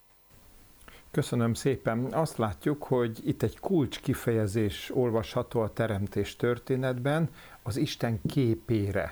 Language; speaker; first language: Hungarian; native; Hungarian